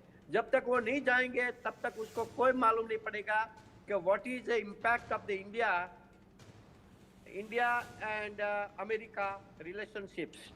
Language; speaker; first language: Hindi; non-native, local second language; Gujarati